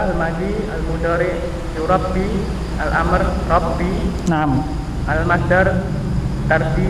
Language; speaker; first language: Arabic; non-native, learner; Indonesian